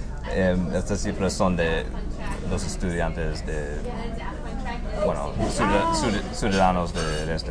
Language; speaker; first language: Spanish; non-native, fluent; English